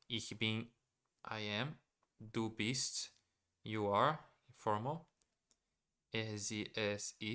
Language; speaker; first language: German; non-native, learner; English